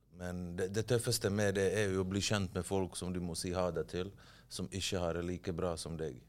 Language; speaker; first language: Norwegian; early bilingual, other home language; Bosnian